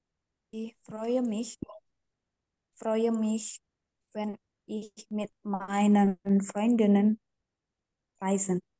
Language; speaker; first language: German; non-native, learner; Indonesian